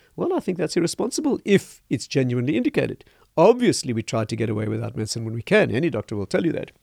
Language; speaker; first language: English; native; English